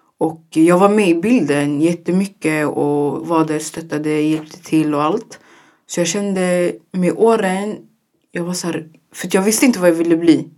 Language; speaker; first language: Swedish; early bilingual, other home language; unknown